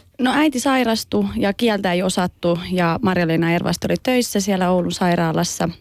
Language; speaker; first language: Finnish; early bilingual, other home language; Albanian